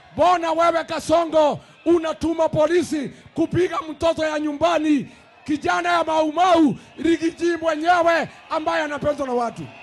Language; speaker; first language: Swahili; non-native, local second language; Kikuyu